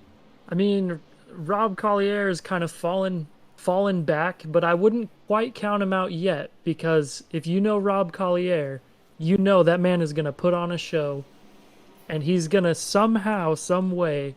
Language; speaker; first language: English; native; English